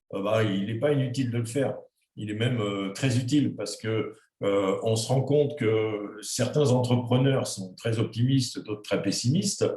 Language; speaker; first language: French; native; French